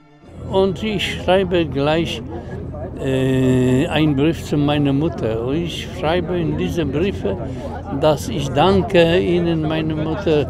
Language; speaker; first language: German; non-native, learner; Polish